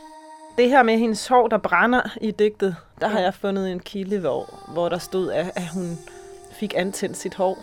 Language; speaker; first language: Danish; native; Danish